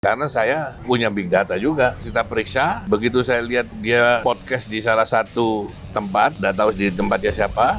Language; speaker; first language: Indonesian; native; Indonesian